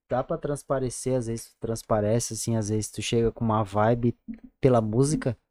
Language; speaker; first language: Portuguese; native; Portuguese